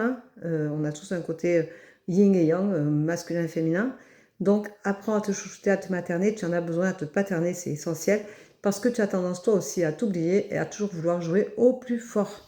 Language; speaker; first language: French; native; French